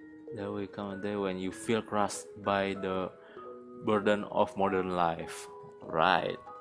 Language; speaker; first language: English; non-native, learner; Indonesian